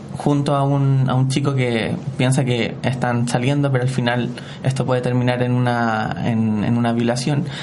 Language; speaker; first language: Spanish; native; Spanish